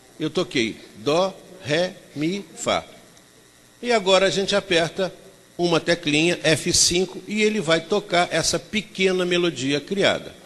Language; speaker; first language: Portuguese; native; Portuguese